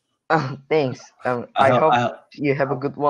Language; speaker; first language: English; non-native, learner; Korean